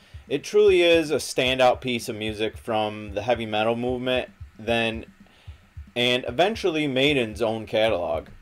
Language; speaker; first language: English; native; English